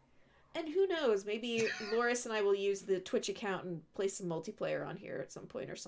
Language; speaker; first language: English; native; English